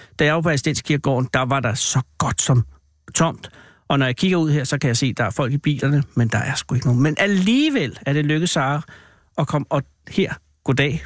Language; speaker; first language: Danish; native; Danish